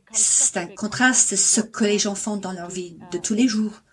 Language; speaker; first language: French; non-native, fluent; Cantonese